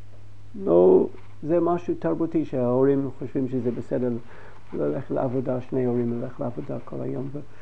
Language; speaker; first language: Hebrew; non-native, fluent; English